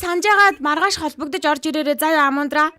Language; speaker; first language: Mongolian; native; Mongolian